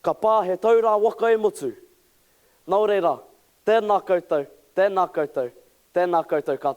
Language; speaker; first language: Māori; non-native, local second language; English